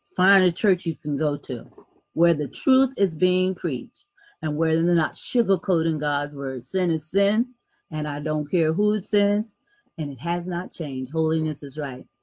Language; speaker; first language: English; native; English